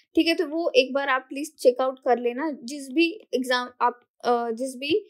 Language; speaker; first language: Hindi; non-native, local second language; Marathi